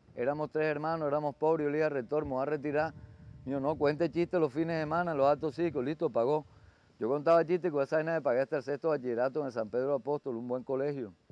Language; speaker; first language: Spanish; native; Spanish